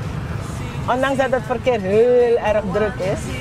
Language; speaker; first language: Dutch; non-native, local second language; Javanese